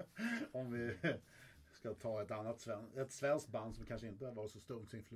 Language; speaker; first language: Swedish; native; Swedish